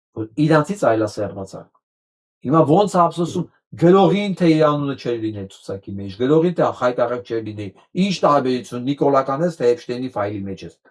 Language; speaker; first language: Armenian; native; Armenian